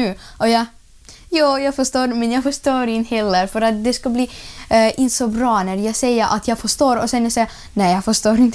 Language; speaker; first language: Swedish; early bilingual, other home language; Ukrainian